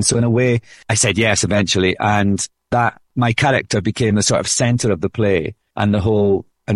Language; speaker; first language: English; native; English